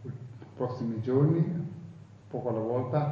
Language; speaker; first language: Italian; non-native, fluent; Tibetan